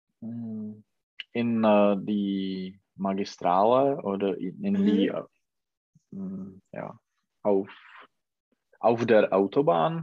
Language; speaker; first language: German; non-native, learner; Czech